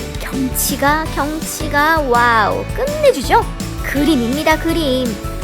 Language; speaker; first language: Korean; native; Korean